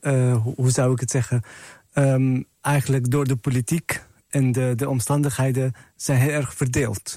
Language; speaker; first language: Dutch; non-native, fluent; Arabic